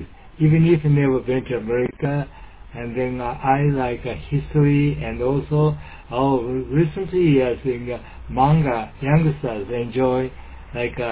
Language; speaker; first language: English; non-native, learner; Japanese